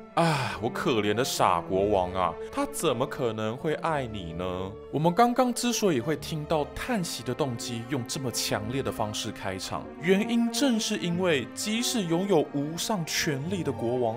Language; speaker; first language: Chinese; native; Chinese